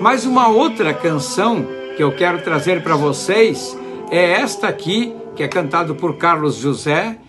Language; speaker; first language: Portuguese; native; Portuguese